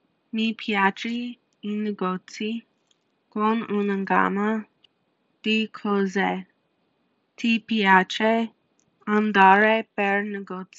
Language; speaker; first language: Italian; non-native, learner; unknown